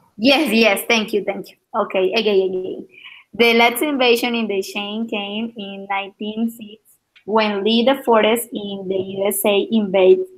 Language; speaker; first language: English; non-native, learner; Spanish